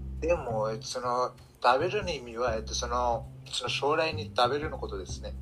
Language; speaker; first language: Japanese; non-native, learner; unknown